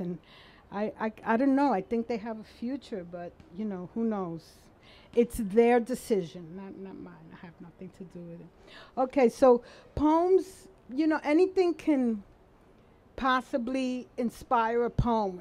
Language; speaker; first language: English; early bilingual, other home language; Spanish